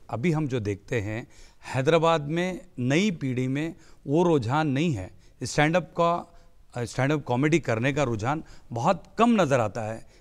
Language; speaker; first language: Hindi; native; Hindi